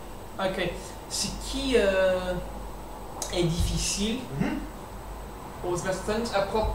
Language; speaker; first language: French; non-native, learner; English